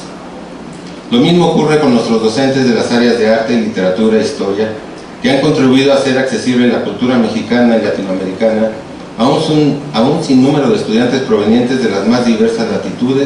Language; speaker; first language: Spanish; native; Spanish